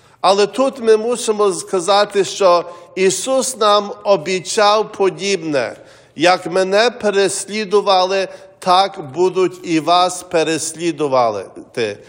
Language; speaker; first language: Ukrainian; early bilingual, heritage; Ukrainian